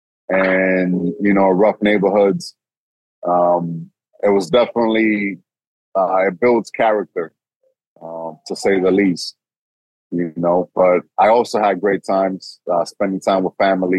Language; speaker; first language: English; early bilingual, other home language; Spanish